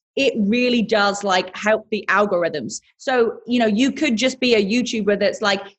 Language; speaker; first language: English; native; English